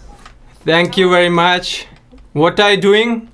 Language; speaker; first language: English; non-native, learner; Russian